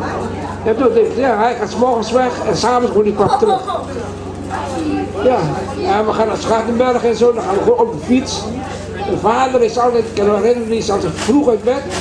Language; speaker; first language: Dutch; early bilingual, other home language; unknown